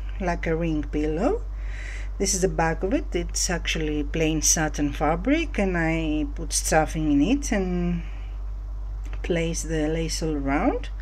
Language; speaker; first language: English; non-native, fluent; Greek